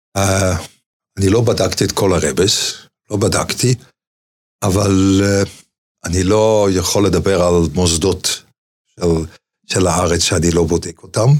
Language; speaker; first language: Hebrew; non-native, fluent; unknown